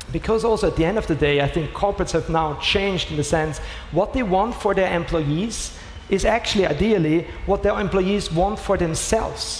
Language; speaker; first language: English; non-native, fluent; German